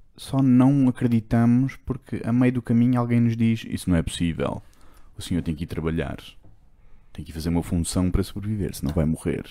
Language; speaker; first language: Portuguese; native; Portuguese